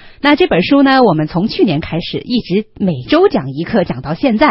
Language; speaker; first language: Chinese; native; Chinese